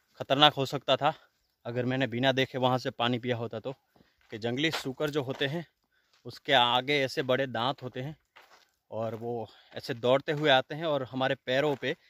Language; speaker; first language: Hindi; non-native, local second language; Kachhi